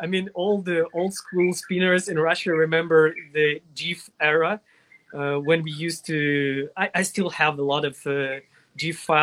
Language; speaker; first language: English; non-native, learner; Russian